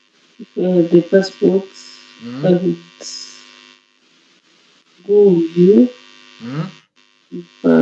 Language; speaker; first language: English; non-native, learner; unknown